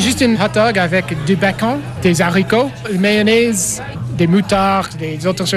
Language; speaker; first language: French; non-native, learner; English